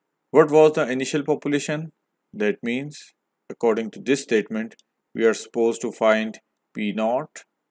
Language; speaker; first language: English; non-native, local second language; Hindi